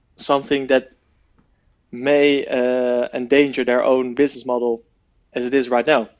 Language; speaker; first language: English; non-native, fluent; Dutch